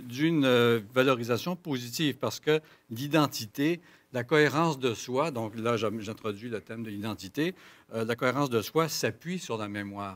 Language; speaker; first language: French; native; French